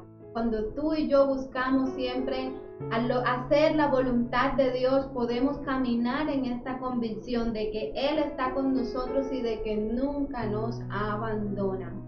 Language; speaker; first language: Spanish; native; Spanish